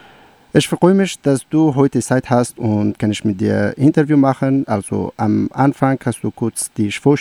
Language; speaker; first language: German; non-native, learner; Persian